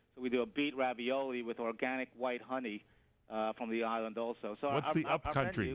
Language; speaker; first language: English; native; English